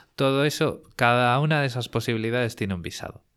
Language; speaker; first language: Spanish; native; Spanish